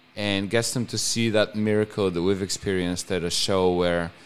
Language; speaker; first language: English; non-native, fluent; Bulgarian